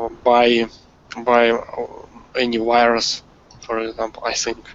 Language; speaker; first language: English; non-native, learner; Russian